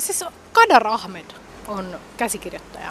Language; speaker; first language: Finnish; early bilingual, other home language; Somali